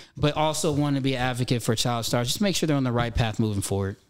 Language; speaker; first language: English; native; English